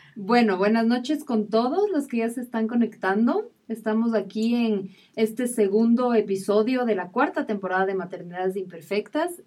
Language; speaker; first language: Spanish; native; Spanish